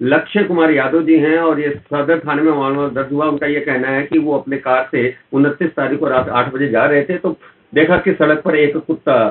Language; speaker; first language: Hindi; native; Hindi